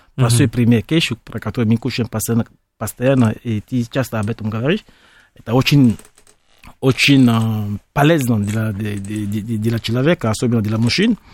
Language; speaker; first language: Russian; non-native, fluent; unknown